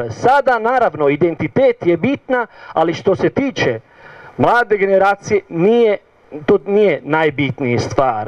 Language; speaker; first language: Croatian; non-native, learner; Italian